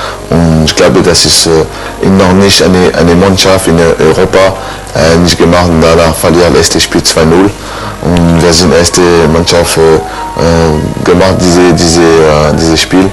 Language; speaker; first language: German; non-native, learner; French